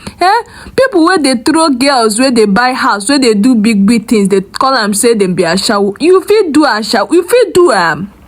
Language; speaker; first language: Nigerian Pidgin; native; Nigerian Pidgin